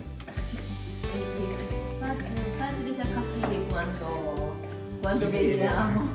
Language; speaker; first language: Italian; non-native, learner; Japanese